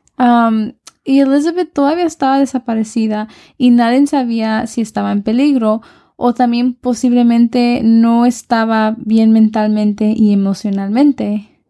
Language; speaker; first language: Spanish; early bilingual, heritage; Spanish